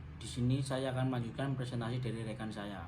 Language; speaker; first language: Indonesian; native; Indonesian